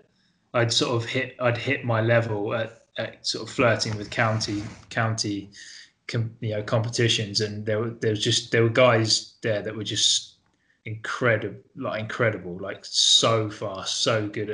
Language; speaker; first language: English; native; English